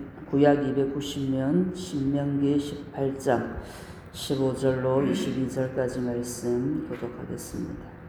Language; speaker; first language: Korean; native; Korean